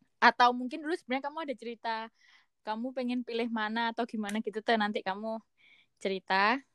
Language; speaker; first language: Indonesian; native; Indonesian